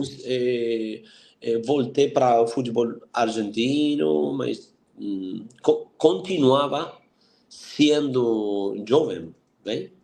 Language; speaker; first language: Portuguese; non-native, fluent; Spanish